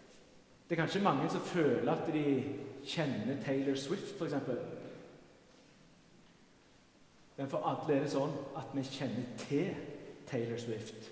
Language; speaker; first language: Norwegian; native; Norwegian